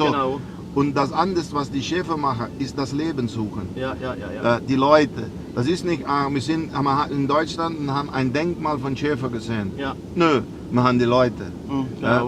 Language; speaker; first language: German; early bilingual, heritage; Portuguese